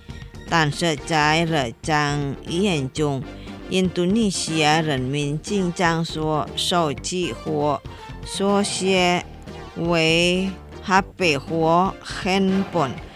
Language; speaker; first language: Chinese; non-native, fluent; Indonesian